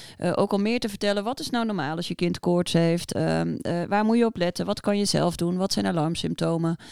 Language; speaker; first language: Dutch; native; Dutch